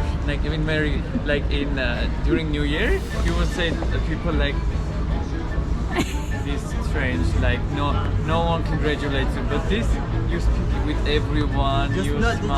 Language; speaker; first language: English; non-native, learner; Armenian